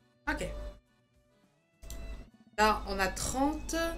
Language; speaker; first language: French; native; French